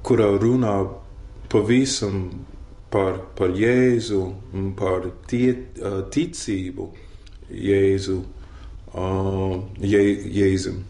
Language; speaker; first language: Latvian; non-native, fluent; English